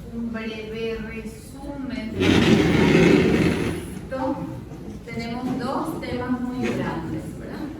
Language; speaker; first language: Spanish; native; Spanish